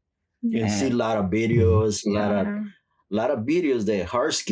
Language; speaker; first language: English; non-native, learner; Spanish